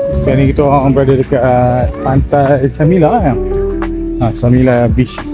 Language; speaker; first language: Malay; native; Malay